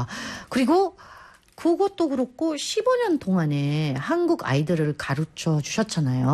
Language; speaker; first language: Korean; native; Korean